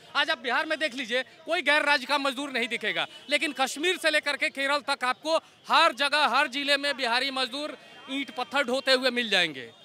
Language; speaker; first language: Hindi; native; Hindi